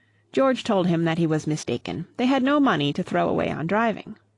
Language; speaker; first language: English; native; English